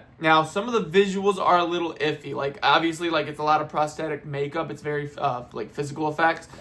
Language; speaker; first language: English; native; English